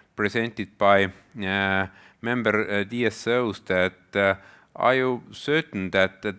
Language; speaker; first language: English; non-native, fluent; Estonian